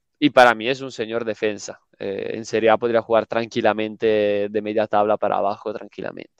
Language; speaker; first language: Spanish; non-native, fluent; Italian